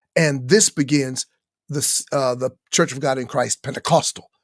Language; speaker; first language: English; native; English